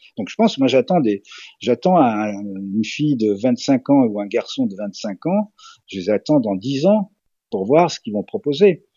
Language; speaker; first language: French; early bilingual, other home language; Serbian